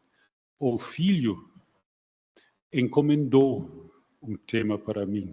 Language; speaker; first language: Portuguese; non-native, fluent; German